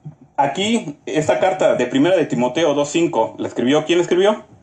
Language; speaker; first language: Spanish; native; Spanish